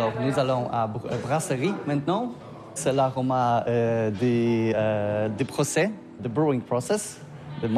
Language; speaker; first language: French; non-native, learner; Polish